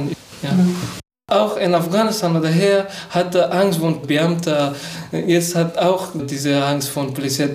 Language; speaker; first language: German; non-native, learner; Persian